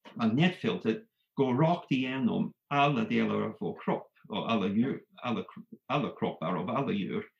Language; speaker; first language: Swedish; non-native, fluent; English